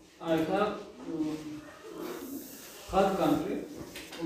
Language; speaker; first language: English; non-native, learner; Turkish